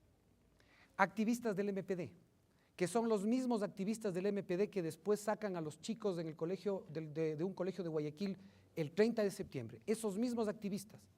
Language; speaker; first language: Spanish; native; Spanish